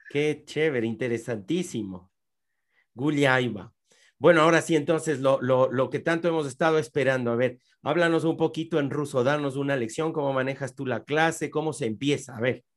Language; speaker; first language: Spanish; native; Spanish